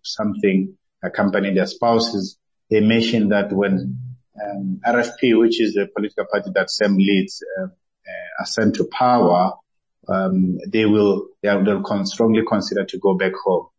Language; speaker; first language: English; non-native, local second language; Southern Sotho